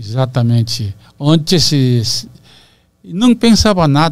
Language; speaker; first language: Portuguese; non-native, learner; Korean